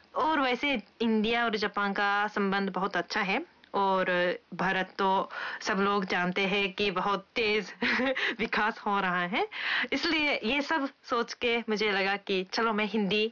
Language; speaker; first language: Hindi; non-native, fluent; Japanese